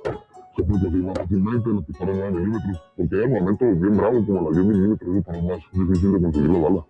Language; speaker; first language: Spanish; native; Spanish